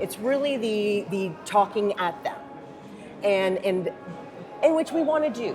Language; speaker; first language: English; native; English